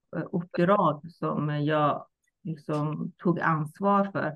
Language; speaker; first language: Swedish; non-native, fluent; Persian